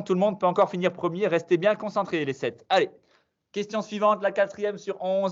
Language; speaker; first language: French; native; French